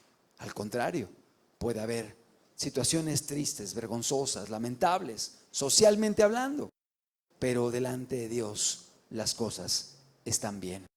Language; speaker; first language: Spanish; native; Spanish